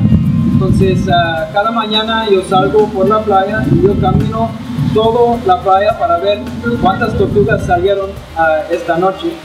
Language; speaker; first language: Spanish; non-native, fluent; English